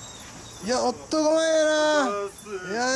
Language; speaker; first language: Japanese; native; Japanese